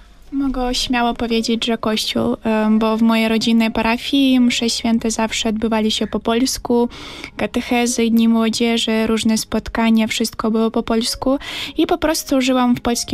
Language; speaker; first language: Polish; early bilingual, heritage; Polish